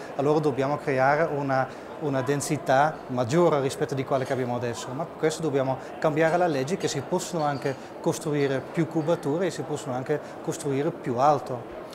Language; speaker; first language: Italian; non-native, fluent; Dutch